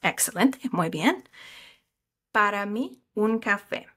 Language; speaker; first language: Spanish; non-native, fluent; English